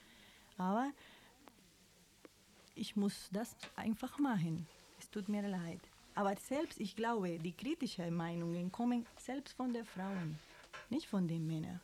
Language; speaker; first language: German; non-native, fluent; Spanish